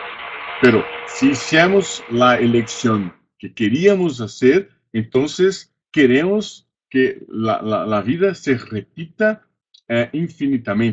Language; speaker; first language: Spanish; non-native, fluent; Portuguese